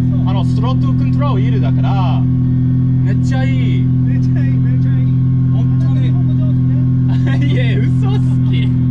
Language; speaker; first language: Japanese; non-native, learner; English